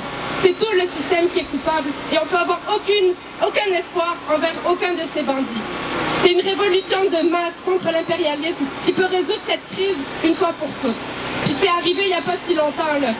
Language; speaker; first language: French; native; French